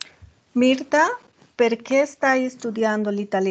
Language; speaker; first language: Italian; non-native, learner; Spanish